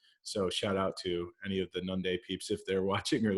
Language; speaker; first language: English; native; English